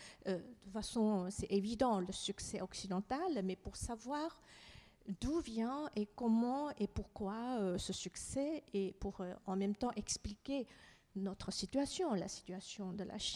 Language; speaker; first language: French; non-native, fluent; Chinese